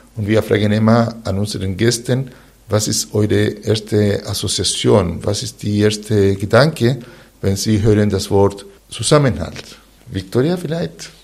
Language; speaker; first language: German; non-native, fluent; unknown